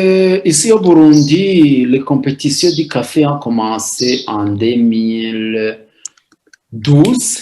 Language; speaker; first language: French; non-native, local second language; Rundi